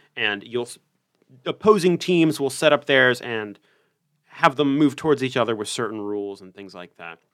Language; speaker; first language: English; native; English